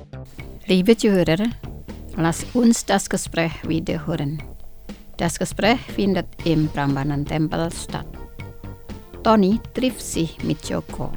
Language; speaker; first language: German; non-native, fluent; Indonesian